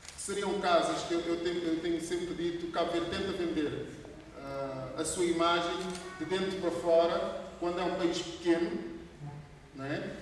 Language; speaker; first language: Portuguese; non-native, local second language; Kabuverdianu